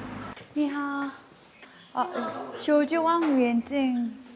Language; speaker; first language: Chinese; non-native, learner; Korean